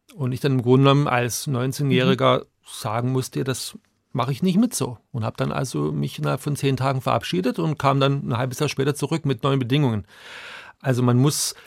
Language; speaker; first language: German; native; German